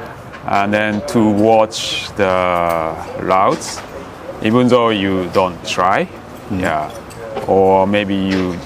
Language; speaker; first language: English; non-native, learner; Japanese